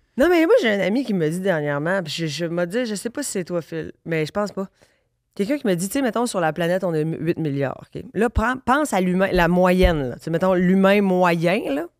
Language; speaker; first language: French; native; French